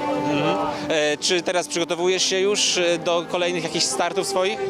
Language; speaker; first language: Polish; native; Polish